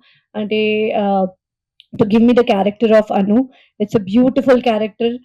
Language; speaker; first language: Telugu; non-native, fluent; Hindi